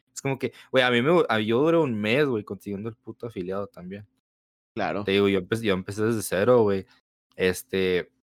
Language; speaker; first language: Spanish; early bilingual, heritage; Spanish